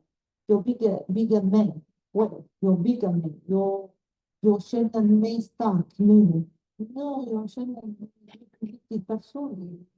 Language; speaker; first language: Swedish; non-native, learner; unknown